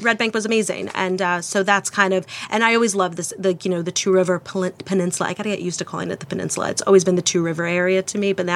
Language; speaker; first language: English; native; English